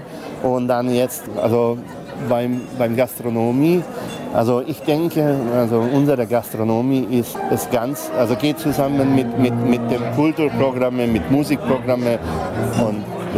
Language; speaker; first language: German; non-native, local second language; Hungarian